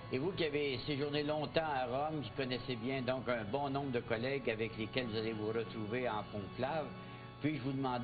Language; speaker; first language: French; native; French